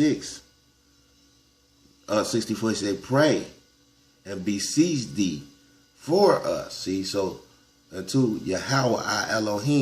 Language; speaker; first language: English; native; English